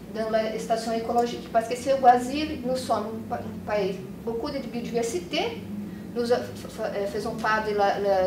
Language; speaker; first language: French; non-native, learner; Portuguese